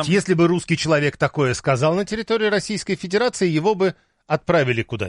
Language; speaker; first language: Russian; native; Russian